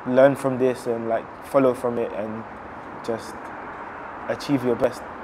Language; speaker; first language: English; native; English